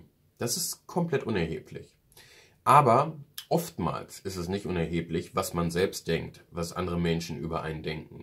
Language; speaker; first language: German; native; German